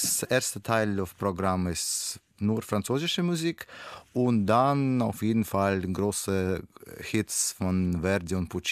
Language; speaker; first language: German; non-native, learner; Russian